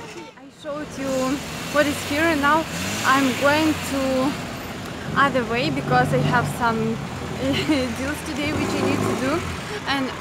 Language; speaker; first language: English; non-native, fluent; Ukrainian